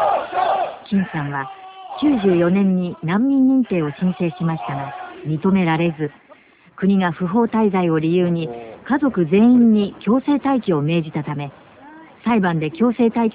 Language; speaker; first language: Japanese; native; Japanese